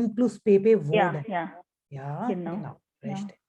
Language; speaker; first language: German; non-native, fluent; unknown